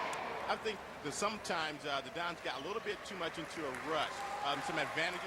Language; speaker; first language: English; native; English